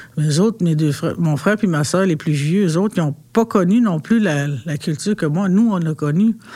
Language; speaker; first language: French; non-native, local second language; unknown